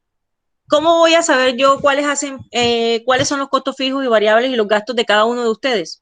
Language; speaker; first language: Spanish; native; Spanish